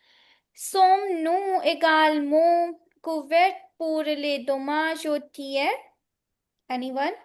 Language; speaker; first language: French; non-native, fluent; Punjabi